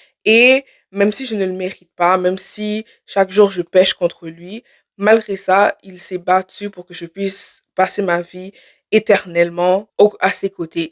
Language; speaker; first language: French; native; French